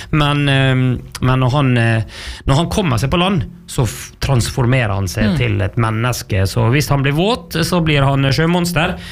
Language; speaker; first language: Norwegian; native; Norwegian